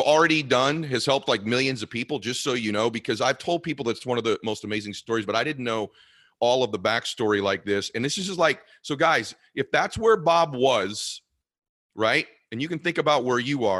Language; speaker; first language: English; native; English